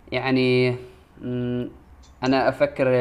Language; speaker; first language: Arabic; non-native, learner; English